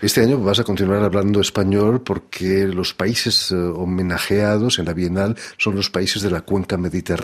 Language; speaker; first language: Spanish; native; Spanish